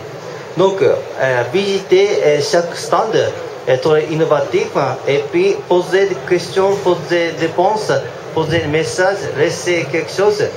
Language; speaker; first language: French; non-native, learner; Japanese